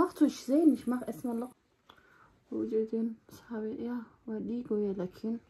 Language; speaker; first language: German; non-native, learner; Somali